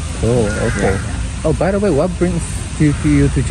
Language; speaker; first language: English; non-native, learner; Japanese